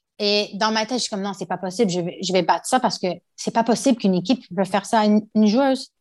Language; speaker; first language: French; non-native, local second language; English